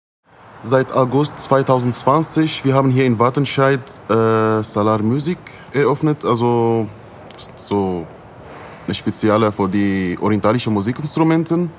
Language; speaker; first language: German; non-native, fluent; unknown